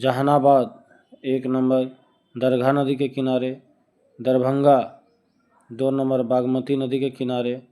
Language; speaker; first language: Hindi; native; Hindi